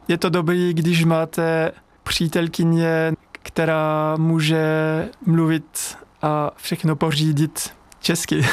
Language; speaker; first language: Czech; non-native, fluent; French